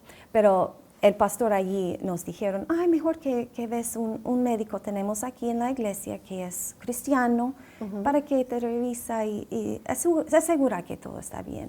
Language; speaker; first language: Spanish; non-native, fluent; English